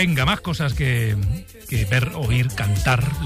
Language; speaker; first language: Spanish; native; Spanish